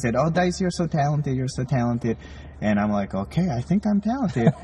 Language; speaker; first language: English; non-native, fluent; Japanese